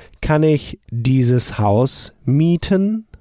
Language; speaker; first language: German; non-native, fluent; English